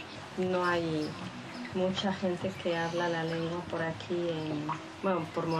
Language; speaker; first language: Spanish; non-native, fluent; French